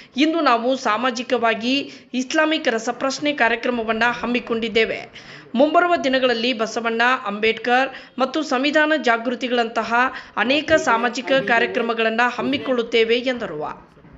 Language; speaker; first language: Kannada; native; Kannada